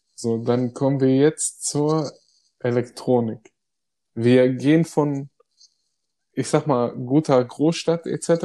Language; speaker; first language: German; early bilingual, other home language; Greek